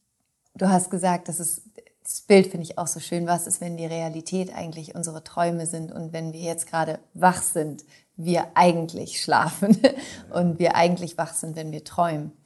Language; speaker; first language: German; native; German